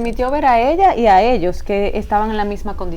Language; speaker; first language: Spanish; native; Spanish